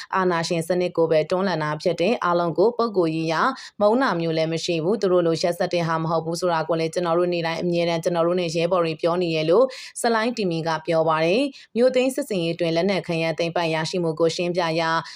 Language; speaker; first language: Burmese; native; Burmese